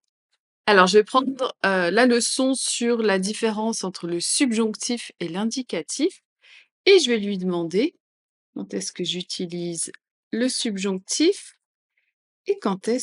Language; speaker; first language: French; native; French